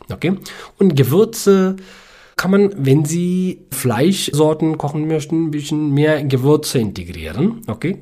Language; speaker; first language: German; non-native, learner; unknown